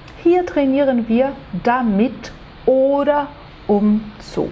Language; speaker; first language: German; non-native, fluent; Portuguese